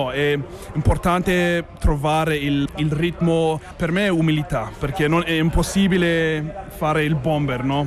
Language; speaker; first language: Italian; non-native, fluent; English